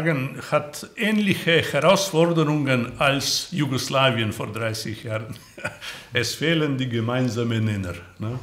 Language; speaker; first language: German; non-native, fluent; Slovenian